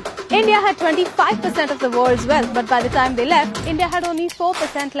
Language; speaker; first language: English; non-native, local second language; Hindi